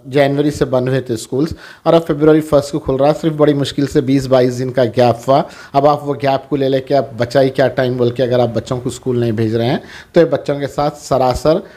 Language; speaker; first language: Urdu; native; Urdu